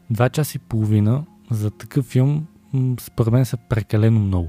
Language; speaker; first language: Bulgarian; native; Bulgarian